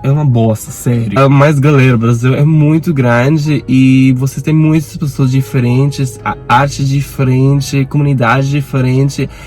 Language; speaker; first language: Portuguese; non-native, learner; Spanish